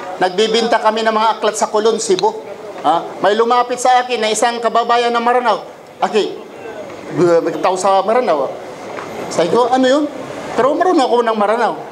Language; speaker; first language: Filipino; non-native, local second language; Cebuano